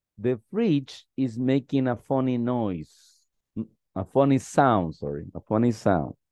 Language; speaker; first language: English; non-native, fluent; Spanish